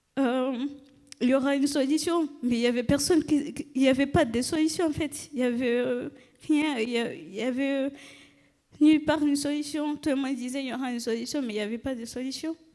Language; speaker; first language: French; non-native, fluent; Kinyarwanda